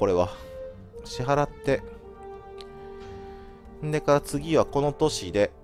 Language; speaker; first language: Japanese; native; Japanese